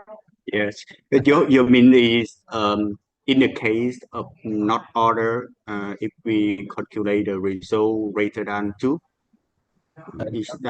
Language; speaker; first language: English; non-native, learner; Vietnamese